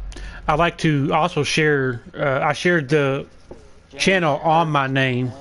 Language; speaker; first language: English; native; English